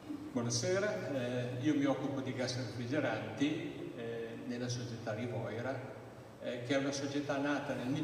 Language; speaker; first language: Italian; native; Italian